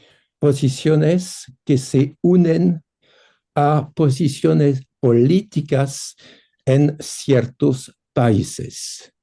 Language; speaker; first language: Spanish; non-native, fluent; French